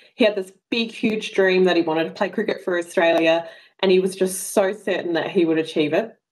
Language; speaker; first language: English; native; English